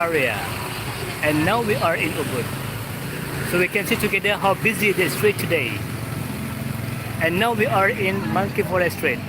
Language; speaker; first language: English; non-native, learner; Indonesian